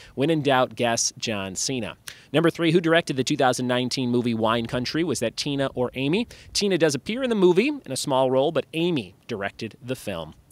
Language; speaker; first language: English; native; English